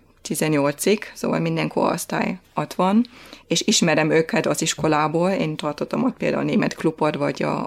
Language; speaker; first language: Hungarian; non-native, fluent; German